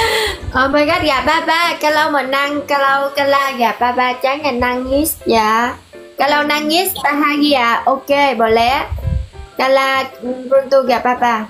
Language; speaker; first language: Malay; non-native, learner; Vietnamese